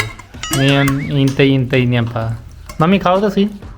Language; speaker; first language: Filipino; non-native, learner; Punjabi